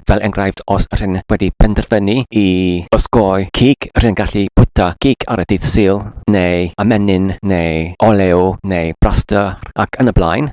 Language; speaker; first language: Welsh; non-native, learner; English